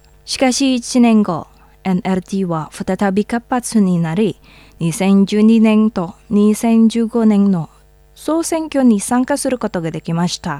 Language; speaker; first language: Japanese; non-native, fluent; Indonesian